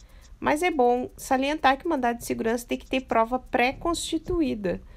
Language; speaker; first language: Portuguese; native; Portuguese